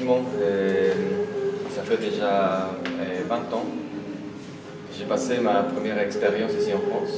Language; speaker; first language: French; non-native, fluent; Spanish